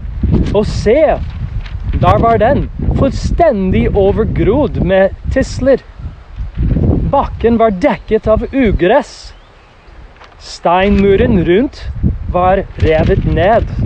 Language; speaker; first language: Norwegian; non-native, fluent; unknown